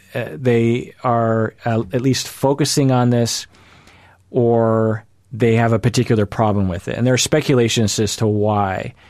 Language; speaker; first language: English; early bilingual, other home language; Japanese